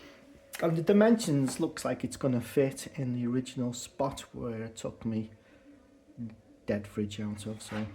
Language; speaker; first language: English; native; English